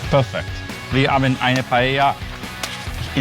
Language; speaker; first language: German; non-native, learner; Italian